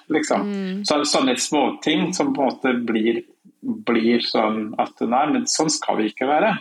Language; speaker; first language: Norwegian; non-native, fluent; Kinyarwanda